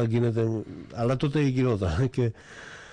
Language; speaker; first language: Greek; non-native, fluent; Slovak